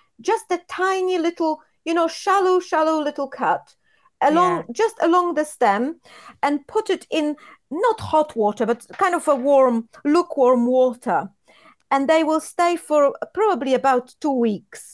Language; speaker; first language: English; non-native, fluent; Polish